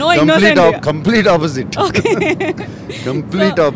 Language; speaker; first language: Telugu; native; Telugu